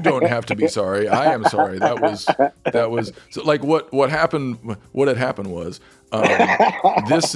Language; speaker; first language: English; native; English